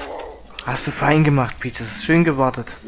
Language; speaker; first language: German; native; German